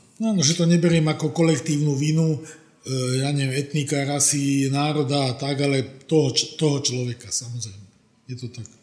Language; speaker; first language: Slovak; native; Slovak